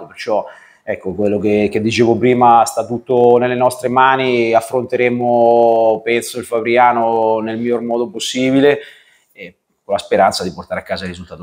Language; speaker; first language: Italian; native; Italian